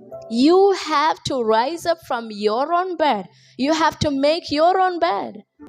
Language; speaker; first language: English; non-native, local second language; Telugu